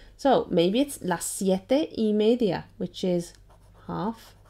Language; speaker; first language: English; native; English